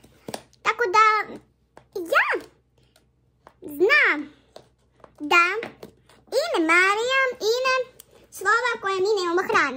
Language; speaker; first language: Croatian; non-native, fluent; Russian